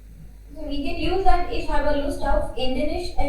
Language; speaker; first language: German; non-native, learner; Hindi